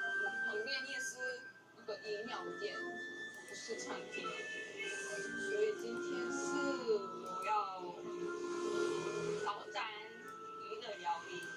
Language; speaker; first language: Chinese; non-native, learner; Korean